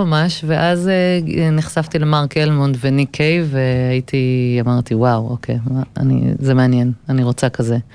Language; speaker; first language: Hebrew; early bilingual, other home language; English